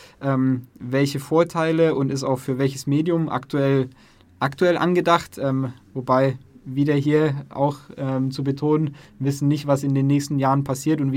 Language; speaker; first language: German; native; German